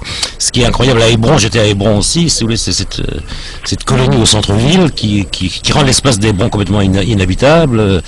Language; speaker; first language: French; native; French